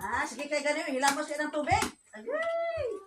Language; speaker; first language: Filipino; non-native, local second language; Cebuano